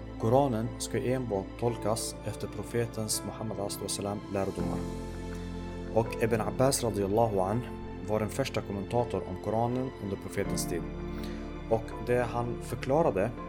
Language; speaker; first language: Swedish; early bilingual, other home language; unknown